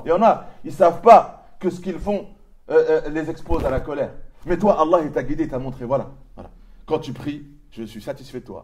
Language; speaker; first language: French; native; French